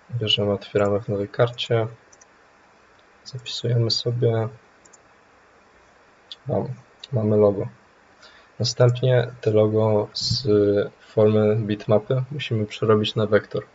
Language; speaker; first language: Polish; native; Polish